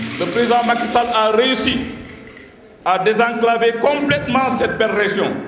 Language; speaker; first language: French; non-native, local second language; Wolof